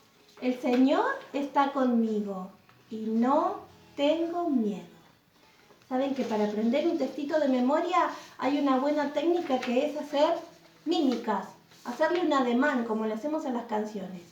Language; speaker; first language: Spanish; native; Spanish